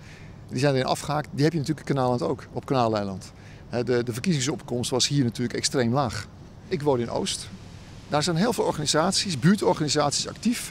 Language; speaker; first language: Dutch; native; Dutch